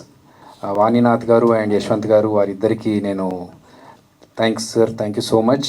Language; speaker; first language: Telugu; native; Telugu